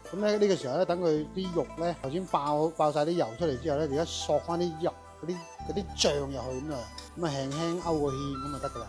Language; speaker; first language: Cantonese; native; Cantonese